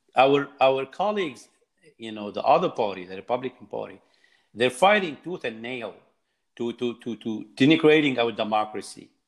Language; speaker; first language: English; non-native, fluent; Arabic